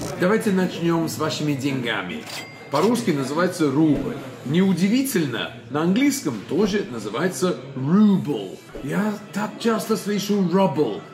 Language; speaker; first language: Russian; non-native, fluent; English